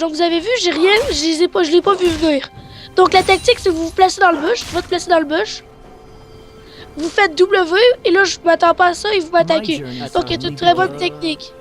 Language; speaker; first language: French; native; French